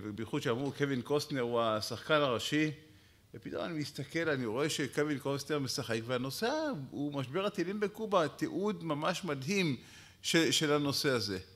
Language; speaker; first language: Hebrew; native; Hebrew